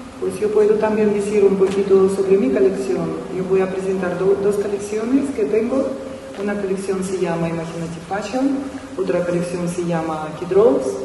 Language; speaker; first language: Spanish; non-native, fluent; Russian